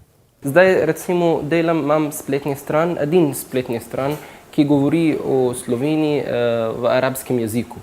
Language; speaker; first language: Slovenian; non-native, fluent; Arabic